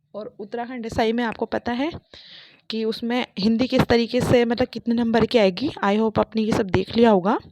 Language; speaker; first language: Hindi; native; Hindi